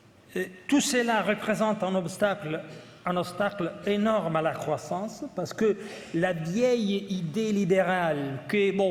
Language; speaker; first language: French; non-native, fluent; Italian